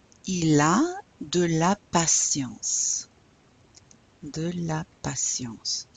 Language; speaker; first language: French; non-native, fluent; English